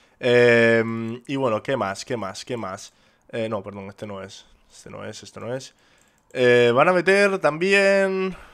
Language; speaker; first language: Spanish; native; Spanish